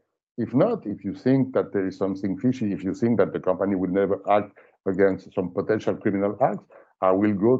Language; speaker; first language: English; non-native, fluent; French